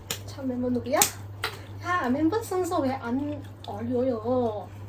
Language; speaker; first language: Korean; non-native, learner; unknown